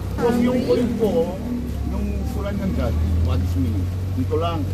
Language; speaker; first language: Filipino; non-native, fluent; Korean